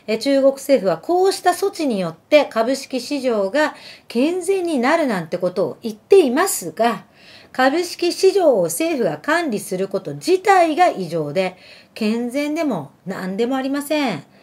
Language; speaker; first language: Japanese; early bilingual, other home language; Arabic